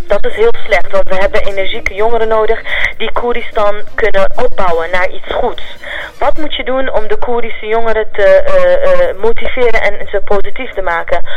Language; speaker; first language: Dutch; early bilingual, other home language; Central Kurdish